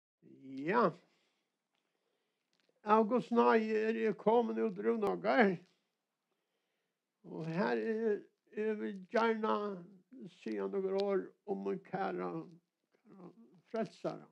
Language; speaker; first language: Swedish; non-native, learner; Faroese